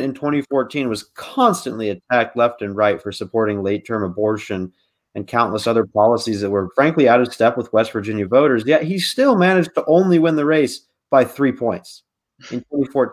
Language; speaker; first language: English; native; English